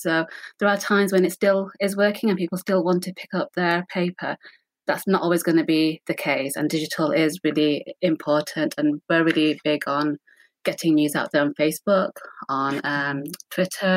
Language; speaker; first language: English; native; English